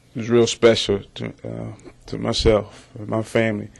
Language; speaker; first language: English; native; English